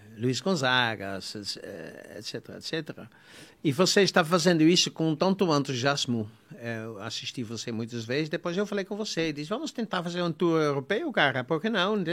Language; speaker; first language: Portuguese; non-native, fluent; Dutch